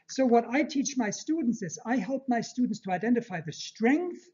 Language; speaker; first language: English; early bilingual, other home language; Turkish